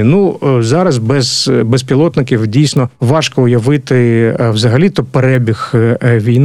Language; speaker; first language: Ukrainian; native; Ukrainian